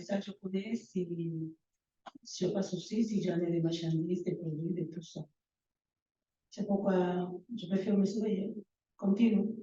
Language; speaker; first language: French; non-native, learner; Spanish